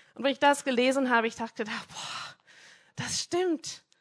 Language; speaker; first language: German; non-native, fluent; English